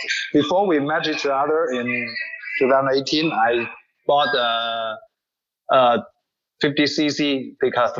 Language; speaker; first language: English; non-native, learner; Chinese